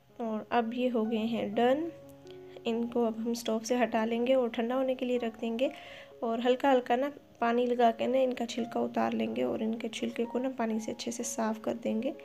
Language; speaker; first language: Urdu; native; Urdu